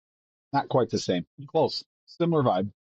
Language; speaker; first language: English; native; English